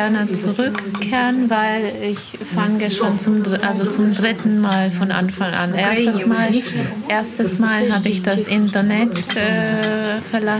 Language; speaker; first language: German; non-native, fluent; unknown